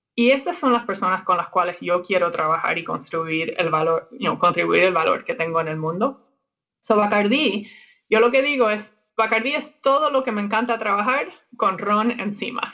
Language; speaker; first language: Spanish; non-native, fluent; English